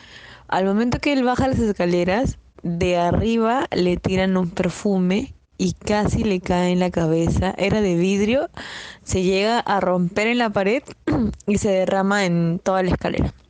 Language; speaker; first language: Spanish; native; Spanish